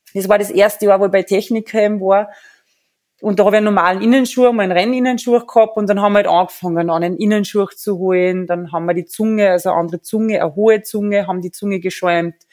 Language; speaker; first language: German; native; German